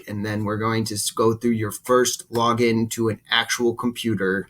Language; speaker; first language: English; native; English